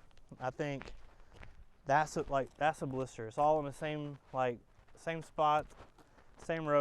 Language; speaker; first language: English; native; English